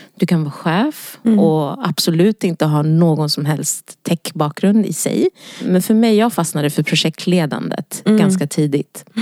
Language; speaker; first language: Swedish; early bilingual, other home language; Wolof